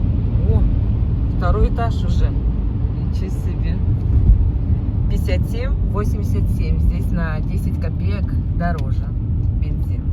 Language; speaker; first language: Russian; native; Russian